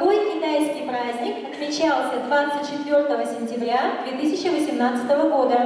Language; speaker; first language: Russian; non-native, fluent; Chinese